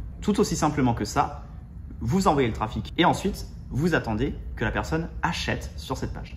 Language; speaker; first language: French; native; French